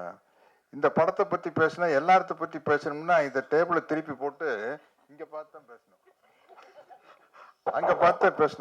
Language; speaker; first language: Tamil; native; Tamil